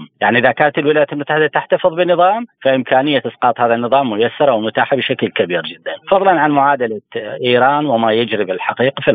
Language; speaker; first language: Arabic; native; Arabic